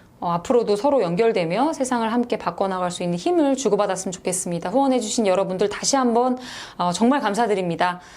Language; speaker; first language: Korean; native; Korean